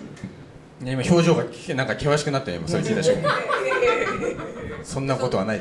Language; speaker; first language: Japanese; native; Japanese